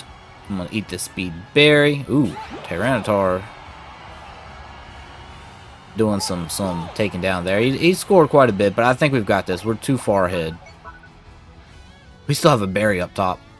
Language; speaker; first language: English; native; English